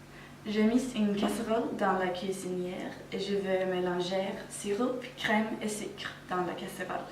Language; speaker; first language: French; non-native, learner; Swedish